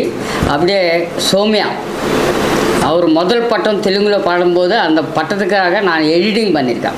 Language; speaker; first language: Tamil; non-native, learner; Telugu